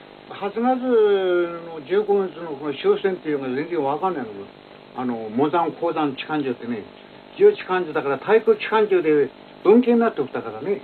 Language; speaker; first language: Japanese; native; Japanese